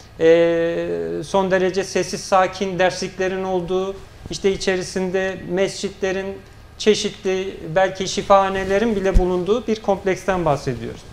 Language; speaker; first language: Turkish; native; Turkish